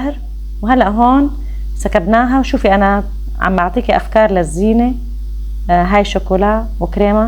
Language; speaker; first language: Arabic; native; Arabic